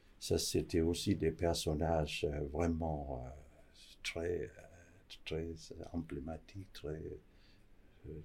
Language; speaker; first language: French; non-native, fluent; Danish